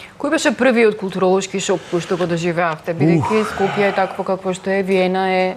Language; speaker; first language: Macedonian; native; Macedonian